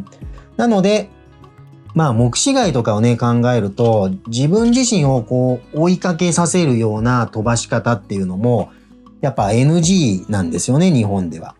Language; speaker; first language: Japanese; native; Japanese